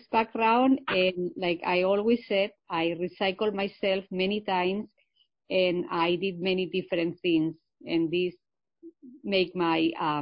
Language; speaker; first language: English; non-native, fluent; Spanish